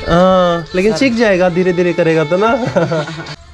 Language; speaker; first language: Hindi; native; Hindi